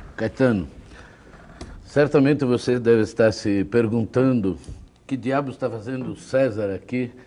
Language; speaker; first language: Portuguese; non-native, fluent; Italian